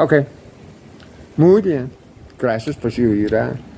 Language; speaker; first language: Spanish; non-native, learner; English